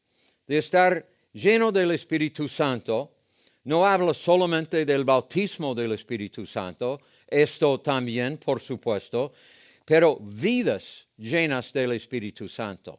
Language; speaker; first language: Spanish; non-native, fluent; English